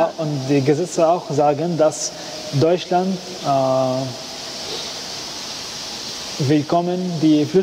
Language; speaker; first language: German; non-native, learner; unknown